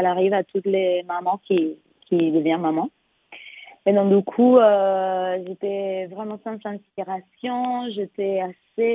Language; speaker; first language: French; non-native, fluent; Spanish